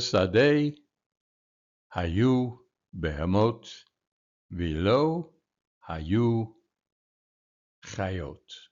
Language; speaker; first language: Hebrew; non-native, fluent; English